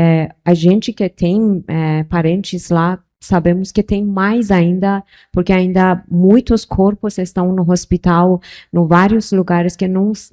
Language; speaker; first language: Portuguese; non-native, local second language; Persian